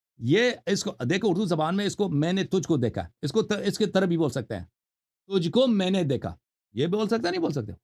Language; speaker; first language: Urdu; non-native, fluent; Persian